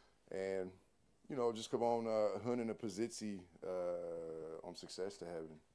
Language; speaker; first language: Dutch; non-native, learner; English